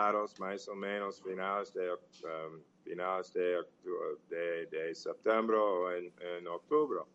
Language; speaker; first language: Portuguese; non-native, fluent; English